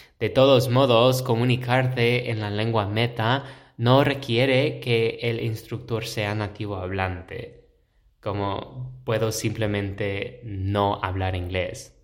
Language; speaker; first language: Spanish; non-native, fluent; English